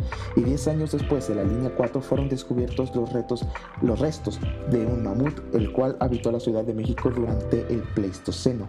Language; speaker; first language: Spanish; native; Spanish